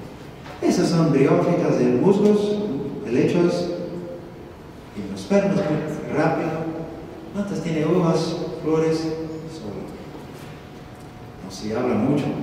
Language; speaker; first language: Spanish; non-native, learner; Portuguese